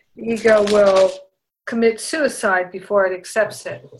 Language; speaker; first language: English; native; English